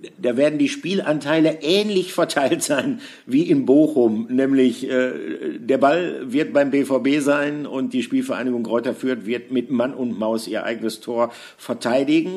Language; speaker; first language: German; native; German